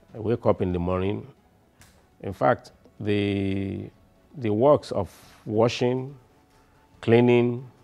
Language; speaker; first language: English; non-native, local second language; Yoruba